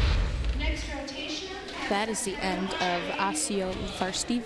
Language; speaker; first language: English; native; English